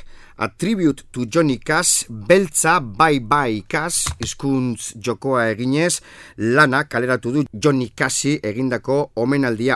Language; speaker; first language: Basque; native; Basque